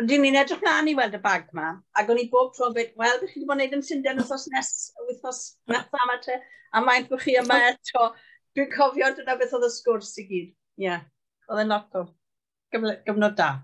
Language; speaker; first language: Welsh; native; Welsh